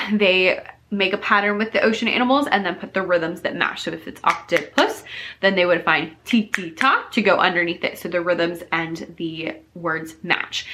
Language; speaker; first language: English; native; English